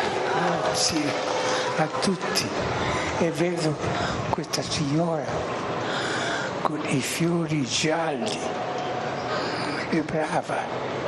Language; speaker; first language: Italian; non-native, fluent; Spanish